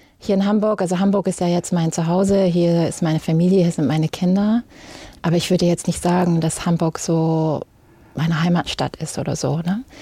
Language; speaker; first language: German; early bilingual, other home language; English